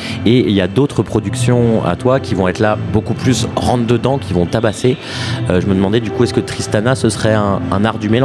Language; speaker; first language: French; native; French